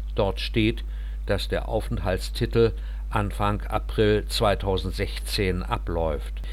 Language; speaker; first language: German; native; German